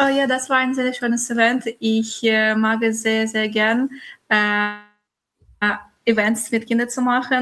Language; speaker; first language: German; non-native, fluent; Russian